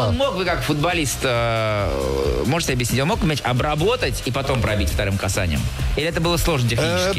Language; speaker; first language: Russian; native; Russian